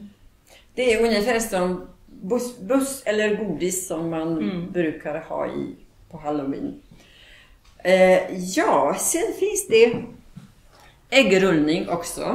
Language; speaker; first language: Swedish; non-native, fluent; Polish